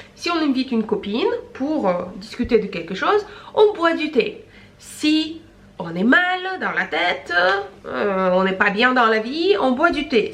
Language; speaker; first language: French; non-native, fluent; Russian